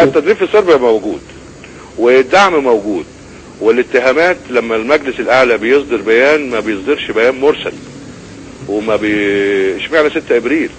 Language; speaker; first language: Arabic; native; Arabic